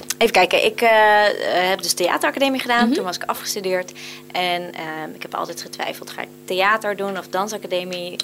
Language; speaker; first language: Dutch; native; Dutch